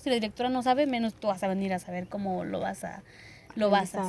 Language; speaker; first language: Spanish; native; Spanish